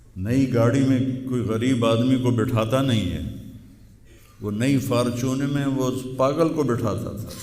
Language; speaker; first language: Urdu; non-native, local second language; Punjabi